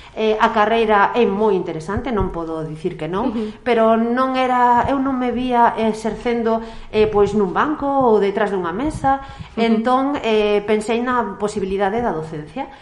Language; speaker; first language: Galician; non-native, local second language; Spanish